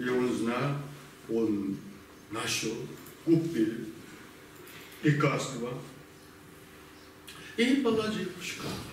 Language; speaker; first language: Russian; non-native, learner; Korean